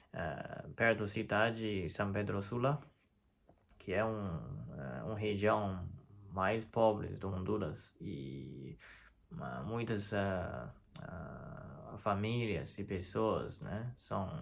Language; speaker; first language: Portuguese; non-native, fluent; Chinese